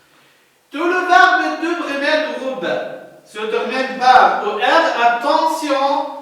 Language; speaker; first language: French; non-native, learner; Arabic